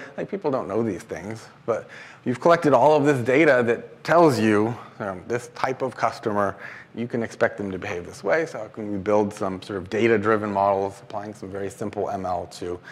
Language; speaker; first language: English; native; English